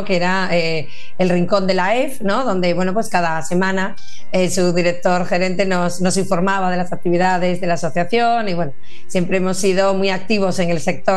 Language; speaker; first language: Spanish; native; Spanish